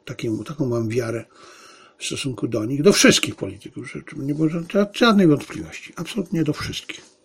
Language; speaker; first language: Polish; native; Polish